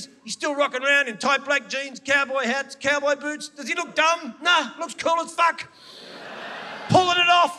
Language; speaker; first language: English; native; English